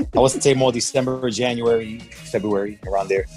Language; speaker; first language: English; native; English